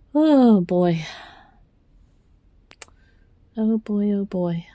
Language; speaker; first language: English; native; English